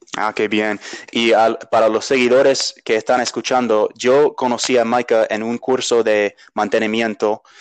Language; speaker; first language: Spanish; non-native, fluent; English